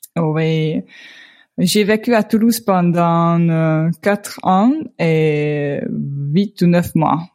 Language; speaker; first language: French; non-native, fluent; Hungarian